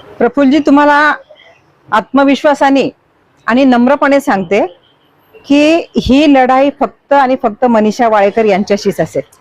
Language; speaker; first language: Marathi; native; Marathi